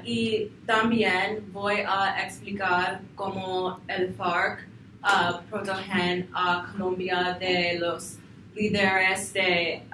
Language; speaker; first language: Spanish; non-native, learner; English